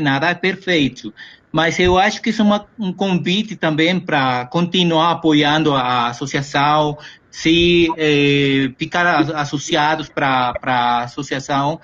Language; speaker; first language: Portuguese; non-native, fluent; Spanish